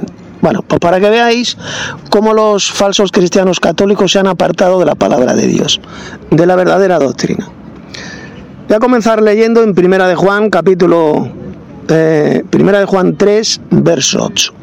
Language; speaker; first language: Spanish; native; Spanish